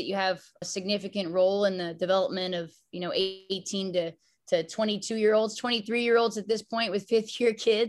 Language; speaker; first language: English; native; English